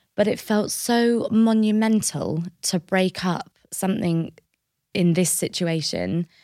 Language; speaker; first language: English; native; English